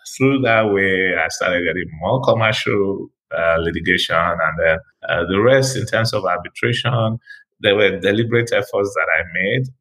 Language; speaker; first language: English; non-native, local second language; Igbo